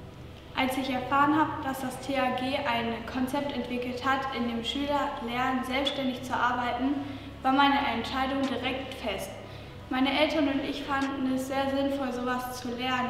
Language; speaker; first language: German; native; German